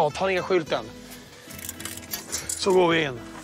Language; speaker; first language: Swedish; native; Swedish